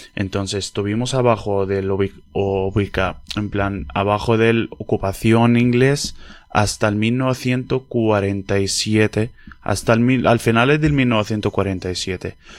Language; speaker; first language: Spanish; non-native, fluent; Arabic